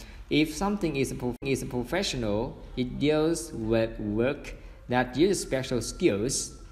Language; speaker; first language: English; non-native, fluent; Vietnamese